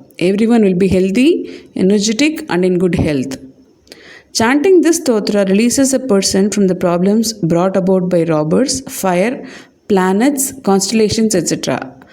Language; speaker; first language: English; non-native, local second language; Tamil